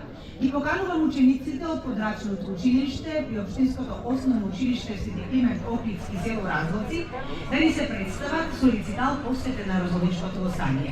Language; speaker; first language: Macedonian; native; Macedonian